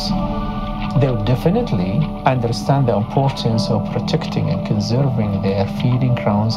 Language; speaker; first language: English; non-native, fluent; Arabic